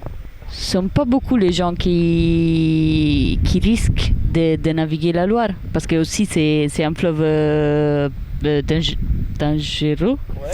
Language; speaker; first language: French; non-native, learner; Italian